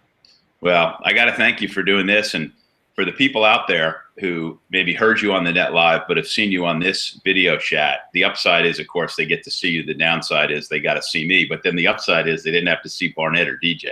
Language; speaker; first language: English; native; English